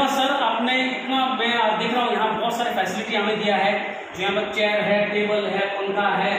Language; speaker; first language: Hindi; native; Hindi